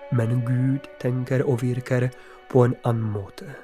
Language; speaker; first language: Norwegian; non-native, fluent; Polish